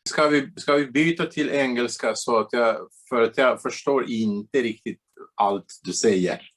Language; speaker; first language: Swedish; non-native, fluent; Bulgarian